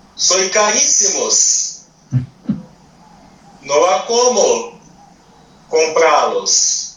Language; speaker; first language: Spanish; non-native, learner; Portuguese